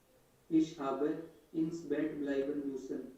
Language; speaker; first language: German; non-native, learner; Hindi